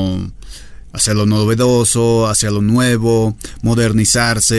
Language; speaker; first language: Spanish; native; Spanish